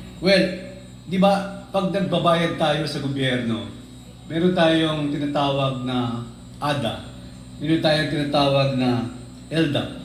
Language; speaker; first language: Filipino; native; Filipino